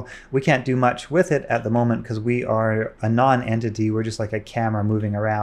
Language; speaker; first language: English; native; English